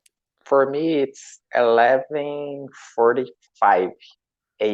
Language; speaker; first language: English; non-native, learner; Portuguese